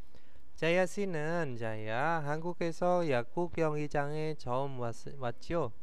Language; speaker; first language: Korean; non-native, fluent; Indonesian